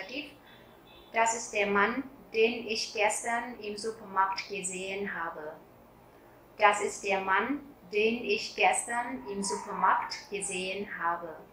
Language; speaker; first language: German; non-native, fluent; Vietnamese